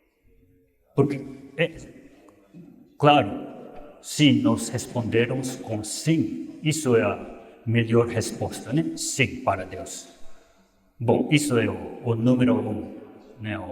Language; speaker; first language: Portuguese; non-native, fluent; Japanese